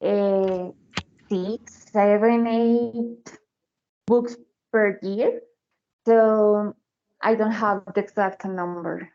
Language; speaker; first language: English; non-native, learner; Spanish